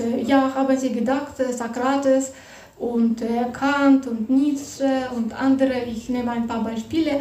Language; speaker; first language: German; non-native, fluent; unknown